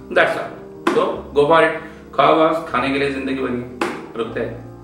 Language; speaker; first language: Hindi; non-native, local second language; Marathi